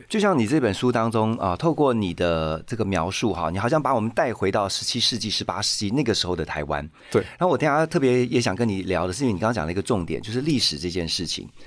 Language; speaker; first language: Chinese; native; Chinese